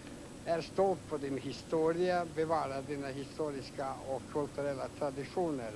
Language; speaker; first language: Swedish; non-native, fluent; Latvian